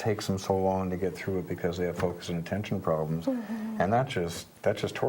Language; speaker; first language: English; native; English